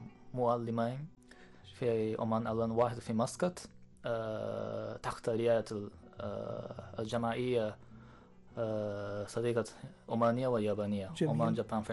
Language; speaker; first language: Arabic; non-native, learner; Japanese